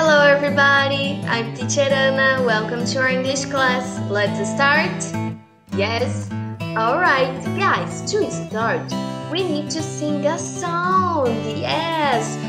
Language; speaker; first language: English; non-native, fluent; Portuguese